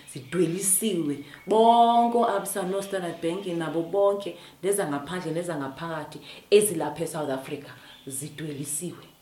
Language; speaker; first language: Xhosa; native; Xhosa